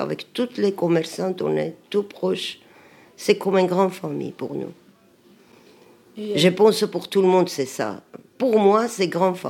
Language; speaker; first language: French; non-native, learner; Armenian